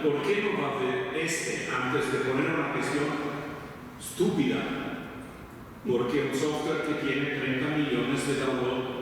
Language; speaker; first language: Spanish; non-native, fluent; Italian